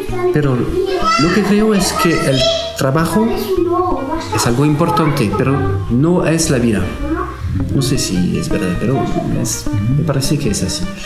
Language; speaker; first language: Spanish; non-native, learner; French